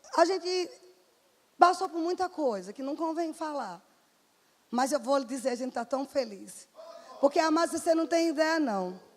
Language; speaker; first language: Portuguese; native; Portuguese